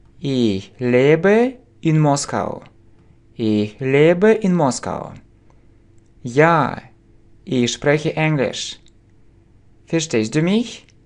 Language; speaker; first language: German; non-native, fluent; Russian